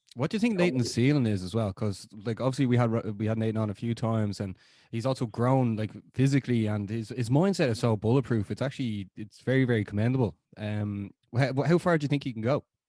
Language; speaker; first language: English; native; English